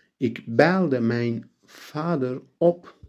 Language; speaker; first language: Dutch; non-native, fluent; Turkish